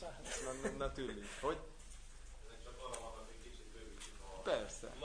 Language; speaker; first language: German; non-native, fluent; Hungarian